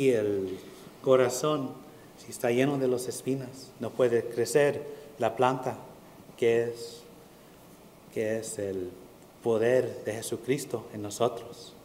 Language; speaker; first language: Spanish; early bilingual, heritage; Spanish